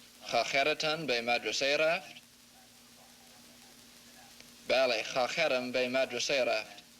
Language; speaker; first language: Persian; non-native, learner; English